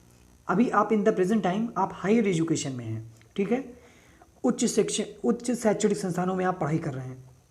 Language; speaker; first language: Hindi; native; Hindi